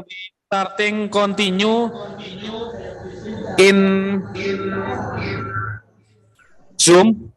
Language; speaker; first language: English; non-native, learner; Indonesian